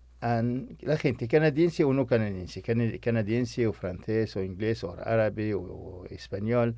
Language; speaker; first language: Spanish; non-native, fluent; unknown